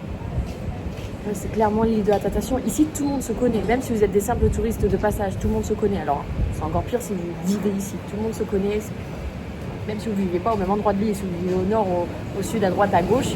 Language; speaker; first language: French; native; French